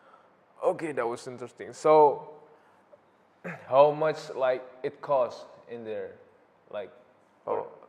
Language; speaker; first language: English; non-native, learner; Indonesian